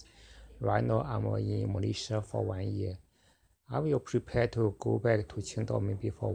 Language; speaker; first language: English; non-native, fluent; Chinese